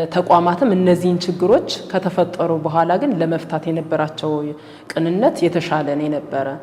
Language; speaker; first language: Amharic; native; Amharic